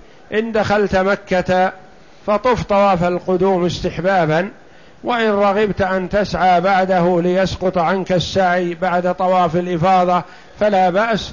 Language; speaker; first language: Arabic; native; Arabic